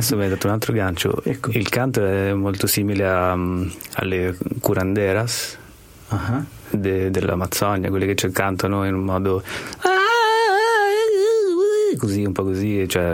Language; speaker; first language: Italian; native; Italian